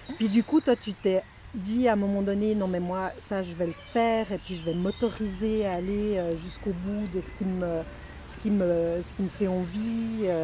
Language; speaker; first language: French; native; French